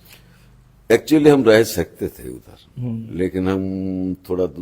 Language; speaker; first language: Hindi; non-native, local second language; Bangla